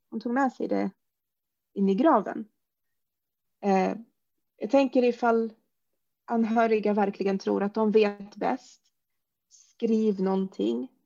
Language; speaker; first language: Swedish; early bilingual, other home language; Arabic